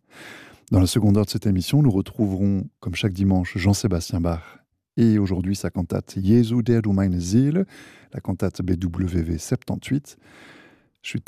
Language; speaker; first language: French; native; French